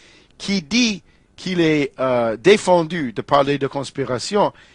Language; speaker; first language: French; non-native, fluent; English